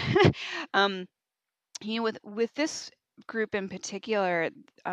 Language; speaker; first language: English; native; English